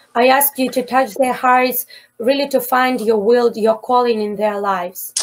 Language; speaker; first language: English; non-native, fluent; Ukrainian